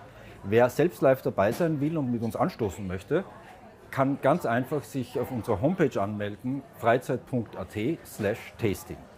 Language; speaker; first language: German; native; German